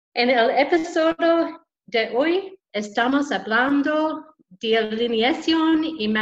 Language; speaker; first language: Spanish; non-native, learner; English